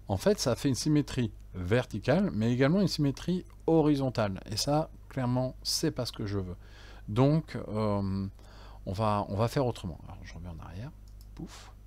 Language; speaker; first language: French; native; French